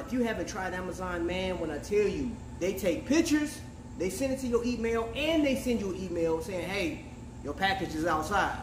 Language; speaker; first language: English; native; English